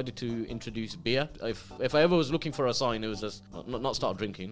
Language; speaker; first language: English; native; English